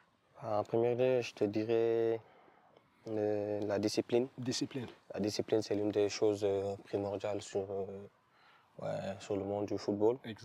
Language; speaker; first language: French; non-native, local second language; Wolof